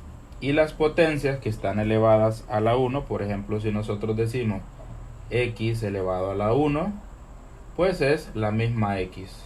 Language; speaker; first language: Spanish; native; Spanish